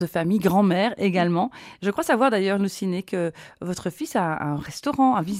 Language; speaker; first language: French; native; French